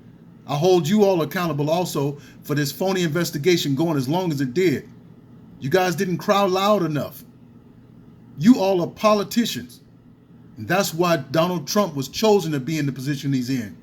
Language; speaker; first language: English; native; English